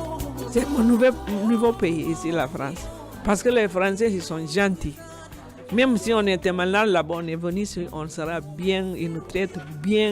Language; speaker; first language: French; non-native, learner; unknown